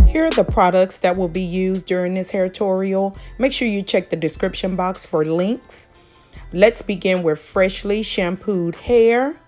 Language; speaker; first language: English; native; English